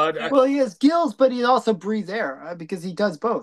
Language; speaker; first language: English; native; English